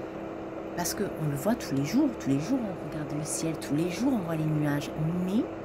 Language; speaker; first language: French; native; French